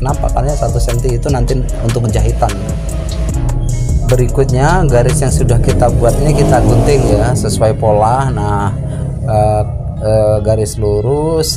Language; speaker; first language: Indonesian; native; Indonesian